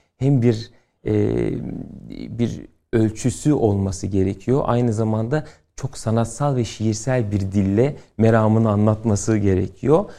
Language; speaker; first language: Turkish; native; Turkish